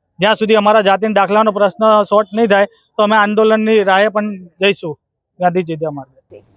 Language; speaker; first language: Gujarati; native; Gujarati